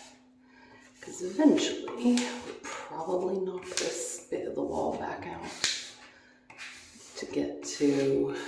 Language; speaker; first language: English; native; English